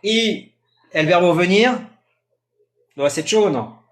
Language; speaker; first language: Spanish; non-native, fluent; French